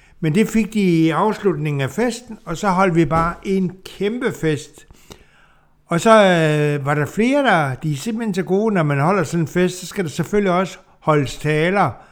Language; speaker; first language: Danish; native; Danish